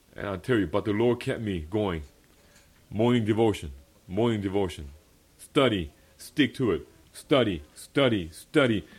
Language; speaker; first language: English; early bilingual, other home language; Korean